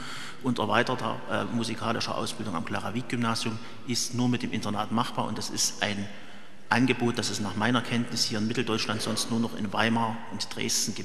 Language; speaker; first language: German; native; German